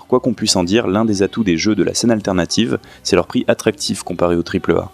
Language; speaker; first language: French; native; French